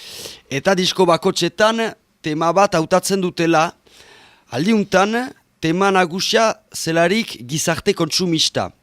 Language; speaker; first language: Basque; native; Basque